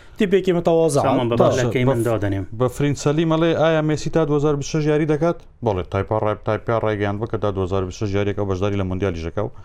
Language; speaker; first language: Central Kurdish; native; Central Kurdish